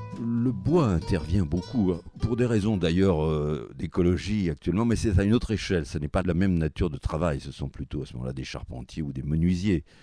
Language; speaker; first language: French; native; French